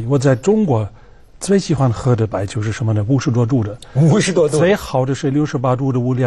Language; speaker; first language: Chinese; non-native, fluent; German